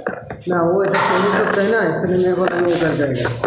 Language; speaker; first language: Hindi; non-native, learner; Bangla